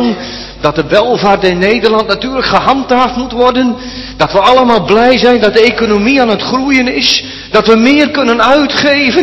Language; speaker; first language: Dutch; native; Dutch